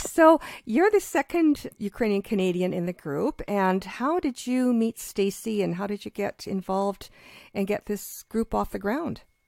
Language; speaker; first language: English; early bilingual, other home language; Ukrainian